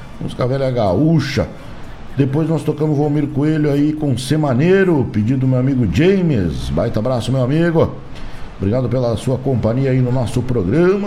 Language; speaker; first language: Portuguese; native; Portuguese